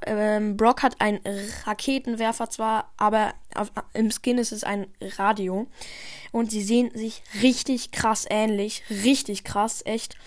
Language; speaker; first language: German; native; German